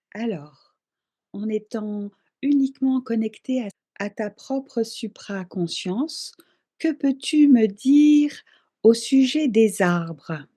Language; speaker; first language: French; native; French